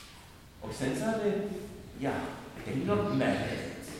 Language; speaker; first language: Swedish; non-native, fluent; German